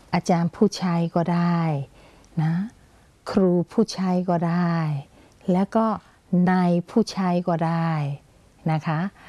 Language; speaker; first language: Thai; non-native, fluent; Burmese